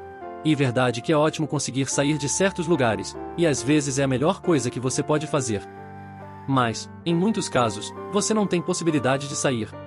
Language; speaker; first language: Portuguese; native; Portuguese